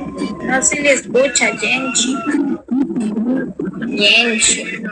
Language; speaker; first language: Spanish; native; Spanish